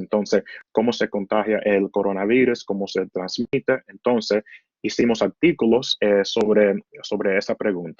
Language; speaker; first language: Spanish; early bilingual, heritage; Spanish